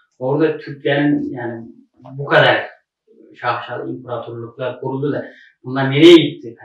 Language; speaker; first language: Turkish; non-native, fluent; Uzbek